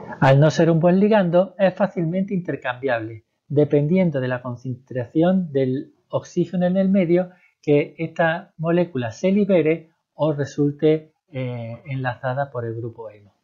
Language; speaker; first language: Spanish; native; Spanish